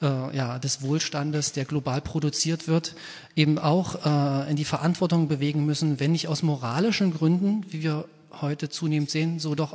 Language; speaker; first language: German; native; German